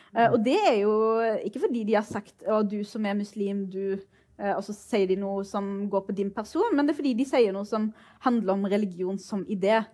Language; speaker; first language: Norwegian; early bilingual, other home language; Arabic